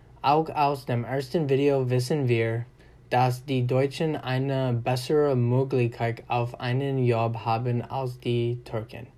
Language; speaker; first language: German; non-native, learner; English